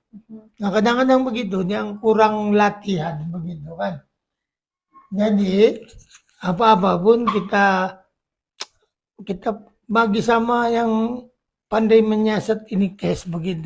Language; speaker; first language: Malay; non-native, local second language; Filipino